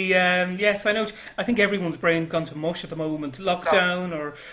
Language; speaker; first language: English; native; English